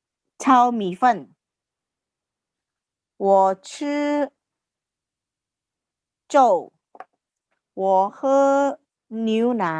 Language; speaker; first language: Chinese; non-native, fluent; Indonesian